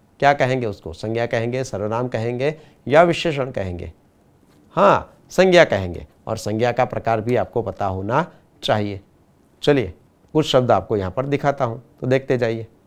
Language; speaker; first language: Hindi; non-native, local second language; Gujarati